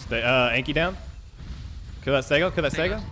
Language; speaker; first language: English; native; English